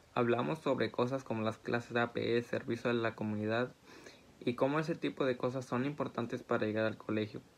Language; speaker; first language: Spanish; early bilingual, heritage; Spanish